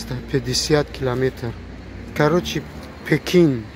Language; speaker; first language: Russian; non-native, local second language; Tajik